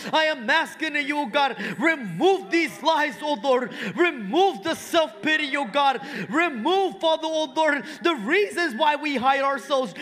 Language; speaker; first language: English; non-native, fluent; Spanish